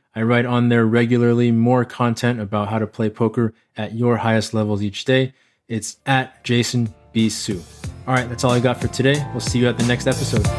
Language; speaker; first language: English; native; English